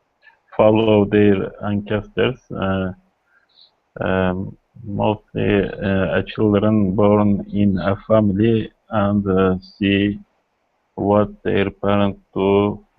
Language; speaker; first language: English; non-native, learner; Kurdish